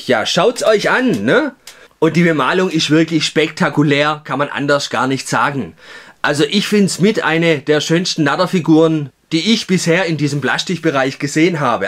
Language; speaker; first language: German; native; German